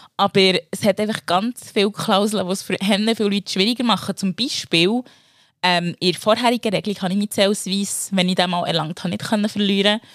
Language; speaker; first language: German; early bilingual, other home language; Lingala